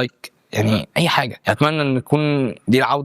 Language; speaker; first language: Arabic; native; Arabic